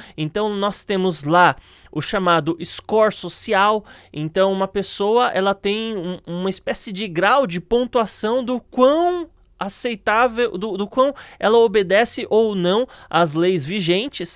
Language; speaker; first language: Portuguese; native; Portuguese